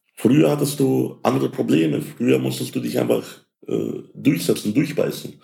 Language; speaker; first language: German; early bilingual, other home language; Ukrainian